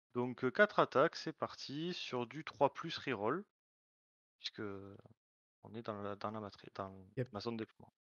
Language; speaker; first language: French; native; French